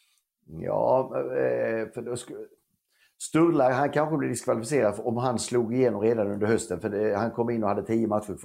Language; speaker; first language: Swedish; native; Swedish